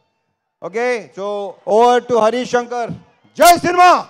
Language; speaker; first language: Telugu; native; Telugu